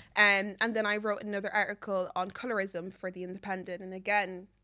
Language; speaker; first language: English; native; English